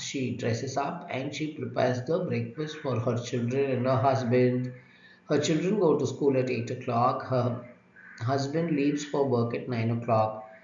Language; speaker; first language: English; non-native, local second language; Tamil